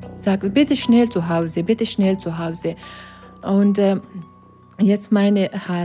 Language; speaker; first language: German; non-native, learner; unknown